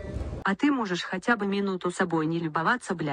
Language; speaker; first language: Russian; native; Russian